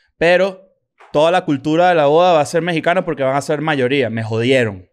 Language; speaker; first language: Spanish; native; Spanish